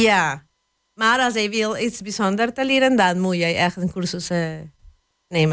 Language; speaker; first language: Dutch; non-native, fluent; Spanish